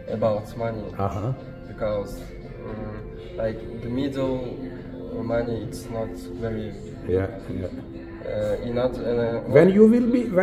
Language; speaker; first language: English; non-native, learner; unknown